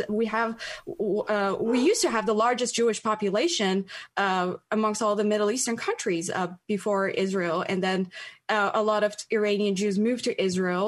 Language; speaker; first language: English; non-native, fluent; Persian